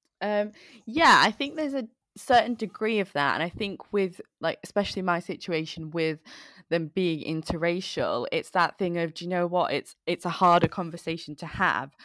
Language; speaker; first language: English; early bilingual, other home language; Bangla